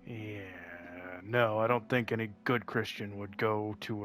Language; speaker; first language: English; native; English